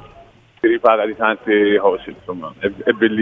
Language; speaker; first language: Italian; native; Italian